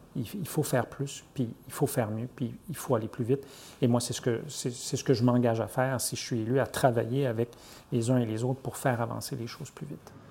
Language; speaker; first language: French; native; French